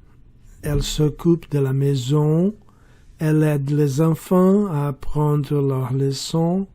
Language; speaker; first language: French; non-native, learner; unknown